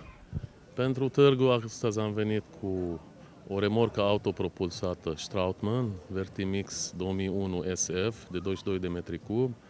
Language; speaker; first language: Romanian; non-native, fluent; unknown